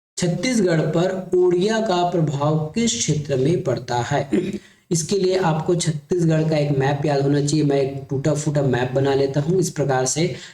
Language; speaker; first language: Hindi; native; Hindi